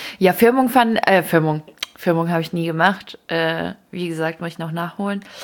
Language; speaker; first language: German; early bilingual, other home language; Ukrainian